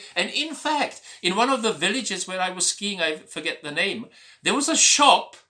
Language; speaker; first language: English; non-native, fluent; Czech